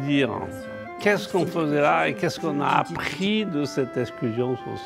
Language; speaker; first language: French; native; French